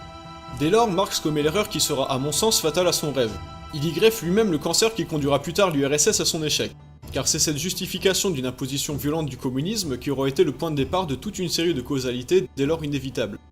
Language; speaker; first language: French; native; French